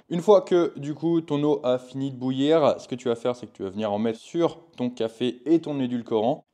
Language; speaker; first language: French; native; French